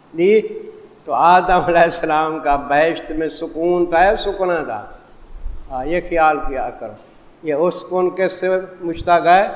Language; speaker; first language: Urdu; non-native, local second language; Saraiki